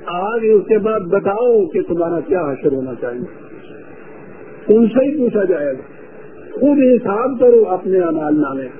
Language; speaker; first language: Urdu; non-native, local second language; Punjabi